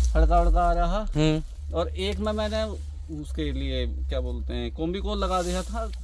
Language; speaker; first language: Hindi; native; Hindi